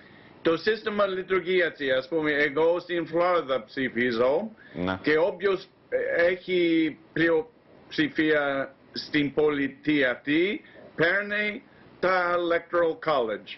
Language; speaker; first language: Greek; non-native, fluent; English